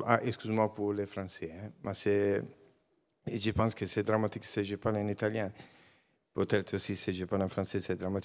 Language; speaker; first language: French; non-native, learner; Italian